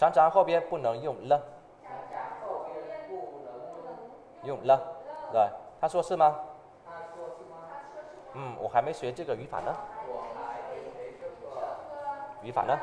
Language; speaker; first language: Chinese; non-native, fluent; Vietnamese